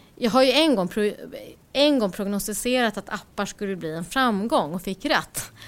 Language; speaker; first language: Swedish; early bilingual, other home language; Korean